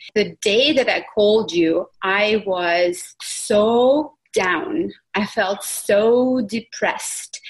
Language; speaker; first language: English; non-native, fluent; Russian